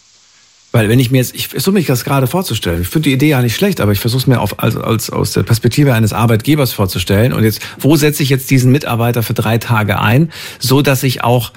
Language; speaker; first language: German; native; German